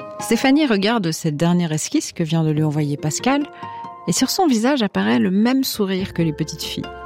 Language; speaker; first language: French; native; French